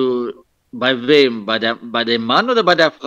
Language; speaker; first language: German; non-native, local second language; Luxembourgish